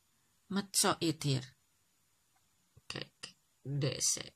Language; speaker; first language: Dutch; non-native, learner; Indonesian